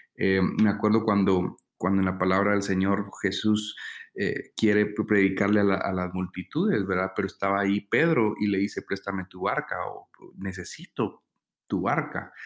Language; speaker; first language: Spanish; native; Spanish